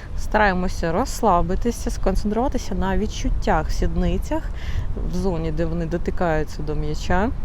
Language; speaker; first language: Ukrainian; non-native, local second language; Russian